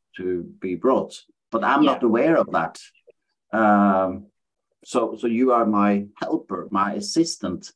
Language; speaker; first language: English; non-native, fluent; Norwegian